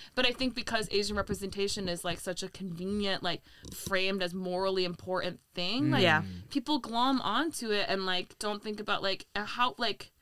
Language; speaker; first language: English; native; English